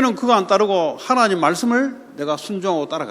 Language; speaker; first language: Korean; native; Korean